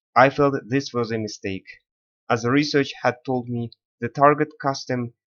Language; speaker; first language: English; non-native, learner; Kazakh